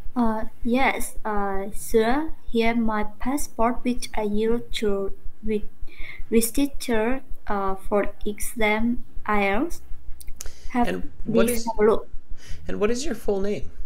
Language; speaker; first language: English; non-native, learner; Vietnamese